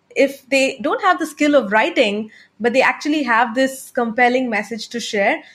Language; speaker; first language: English; non-native, local second language; Tamil